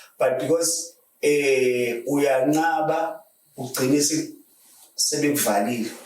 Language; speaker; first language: Zulu; native; Zulu